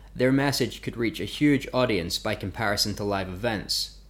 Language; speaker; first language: English; native; English